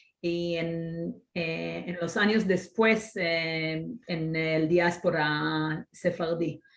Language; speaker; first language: Spanish; non-native, fluent; Hebrew